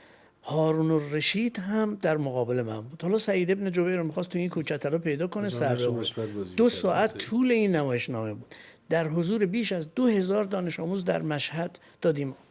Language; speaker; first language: Persian; native; Persian